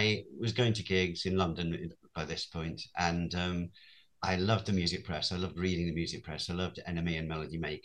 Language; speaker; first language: English; native; English